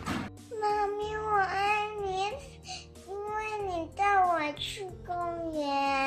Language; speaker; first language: Chinese; early bilingual, other home language; Indonesian